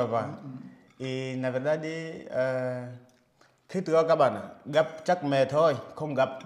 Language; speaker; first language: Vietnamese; non-native, learner; Portuguese